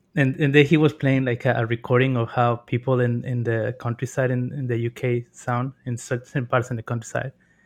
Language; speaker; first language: English; non-native, fluent; Spanish